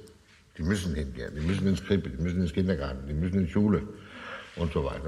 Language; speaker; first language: German; non-native, fluent; Danish